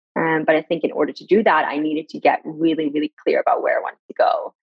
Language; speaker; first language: English; early bilingual, other home language; Persian